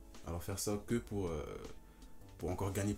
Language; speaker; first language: French; non-native, fluent; German